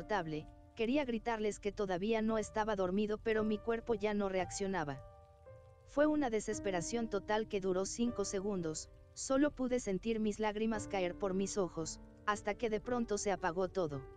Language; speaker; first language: Spanish; native; Spanish